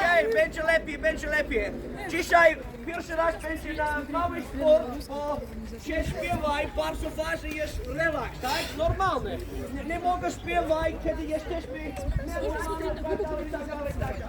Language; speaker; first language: Polish; non-native, learner; English